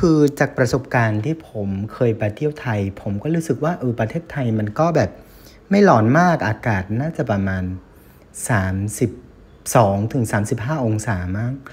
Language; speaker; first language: Thai; non-native, fluent; Vietnamese